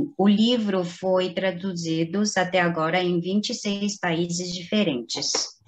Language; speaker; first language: Portuguese; non-native, fluent; Korean